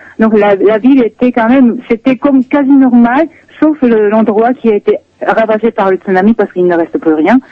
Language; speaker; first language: French; non-native, fluent; Japanese